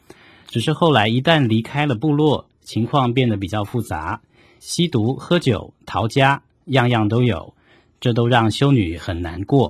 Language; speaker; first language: Chinese; native; Chinese